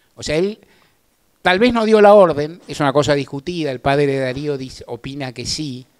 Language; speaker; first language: Spanish; native; Spanish